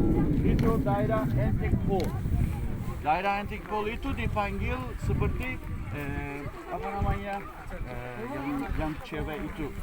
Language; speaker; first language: Indonesian; non-native, fluent; Turkish